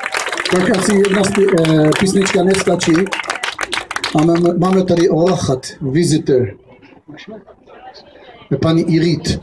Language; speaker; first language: Czech; non-native, fluent; Hebrew